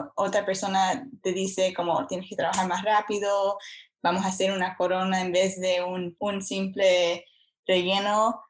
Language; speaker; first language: Spanish; early bilingual, heritage; Spanish